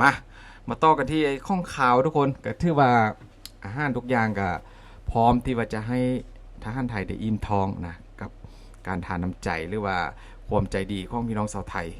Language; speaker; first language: Thai; non-native, local second language; Northeastern Thai